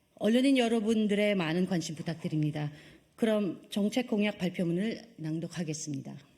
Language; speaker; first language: Korean; non-native, fluent; Filipino